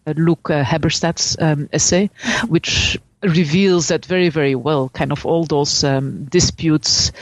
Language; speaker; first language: English; non-native, fluent; Dutch